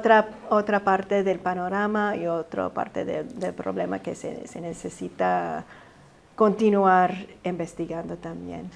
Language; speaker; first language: Spanish; early bilingual, heritage; Spanish